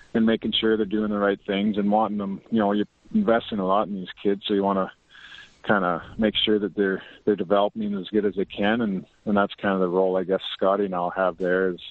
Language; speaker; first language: English; native; English